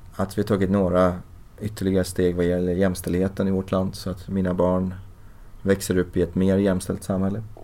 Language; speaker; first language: Swedish; early bilingual, other home language; Persian